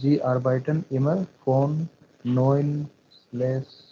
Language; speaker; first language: German; non-native, learner; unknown